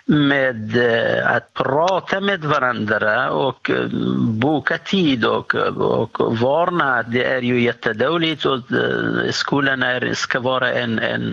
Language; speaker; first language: Swedish; non-native, fluent; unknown